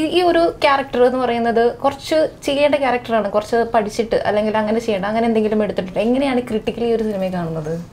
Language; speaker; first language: Malayalam; native; Malayalam